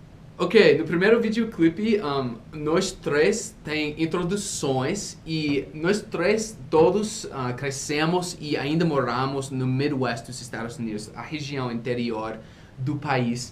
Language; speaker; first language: Portuguese; non-native, fluent; English